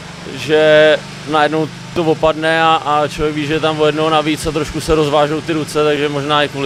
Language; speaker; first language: Czech; native; Czech